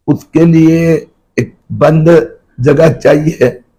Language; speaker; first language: Hindi; non-native, local second language; Marathi